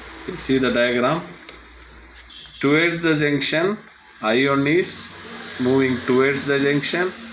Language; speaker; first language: English; non-native, local second language; Tamil